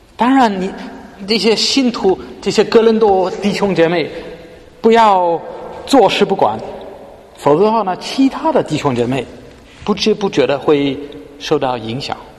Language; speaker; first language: Chinese; non-native, fluent; English